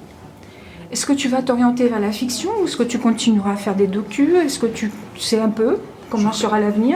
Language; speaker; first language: French; native; French